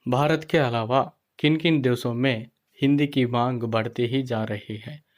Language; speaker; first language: Hindi; non-native, local second language; Telugu